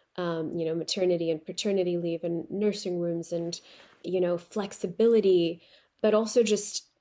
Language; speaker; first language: English; non-native, local second language; Urdu